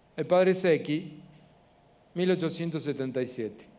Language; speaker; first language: Spanish; native; Spanish